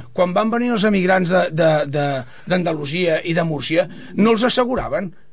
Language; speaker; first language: Catalan; non-native, local second language; Spanish